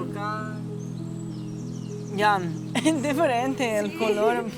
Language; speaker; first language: Spanish; non-native, learner; English